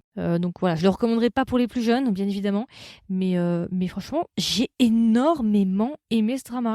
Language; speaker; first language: French; native; French